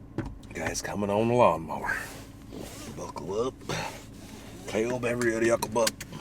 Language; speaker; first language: English; native; English